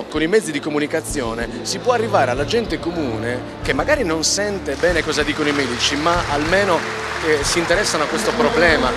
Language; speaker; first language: Italian; native; Italian